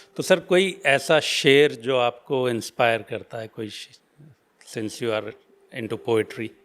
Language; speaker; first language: Hindi; native; Hindi